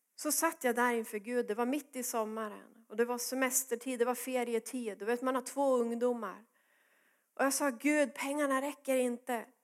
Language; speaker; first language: Swedish; native; Swedish